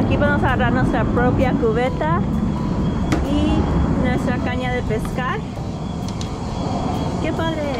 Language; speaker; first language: Spanish; early bilingual, heritage; Spanish